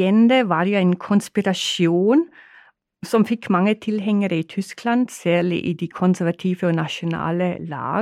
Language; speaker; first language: Norwegian; non-native, fluent; German